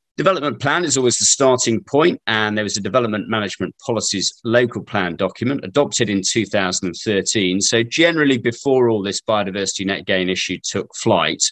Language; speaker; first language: English; native; English